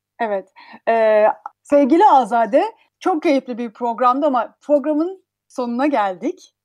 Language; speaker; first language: Turkish; native; Turkish